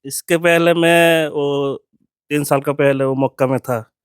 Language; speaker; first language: Hindi; non-native, learner; Bangla